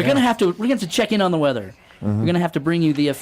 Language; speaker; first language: English; native; English